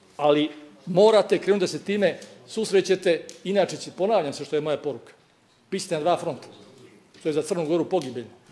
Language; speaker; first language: Serbian; native; Serbian